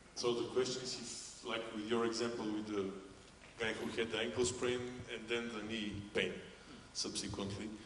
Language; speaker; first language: English; non-native, fluent; Bulgarian